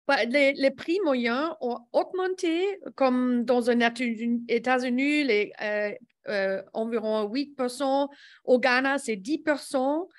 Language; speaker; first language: French; non-native, learner; English